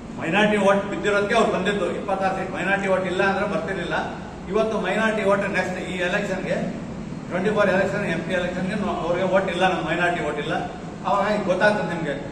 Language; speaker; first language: Kannada; non-native, local second language; Urdu